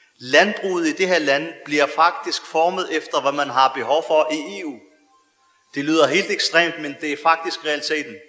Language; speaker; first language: Danish; early bilingual, other home language; Arabic